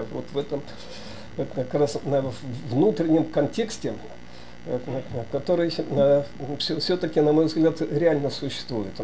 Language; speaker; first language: Russian; native; Russian